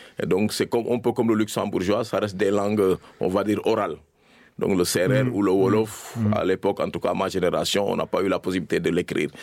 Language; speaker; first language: French; non-native, local second language; Serer